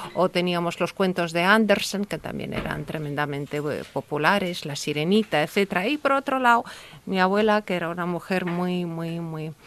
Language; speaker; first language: Spanish; early bilingual, heritage; Russian